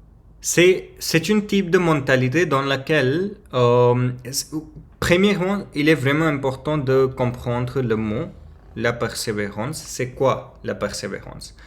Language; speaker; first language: French; non-native, learner; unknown